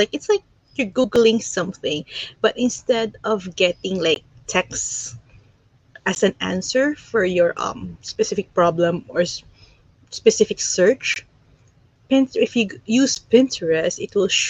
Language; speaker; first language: English; non-native, local second language; Filipino